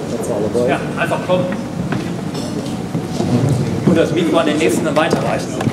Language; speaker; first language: German; native; German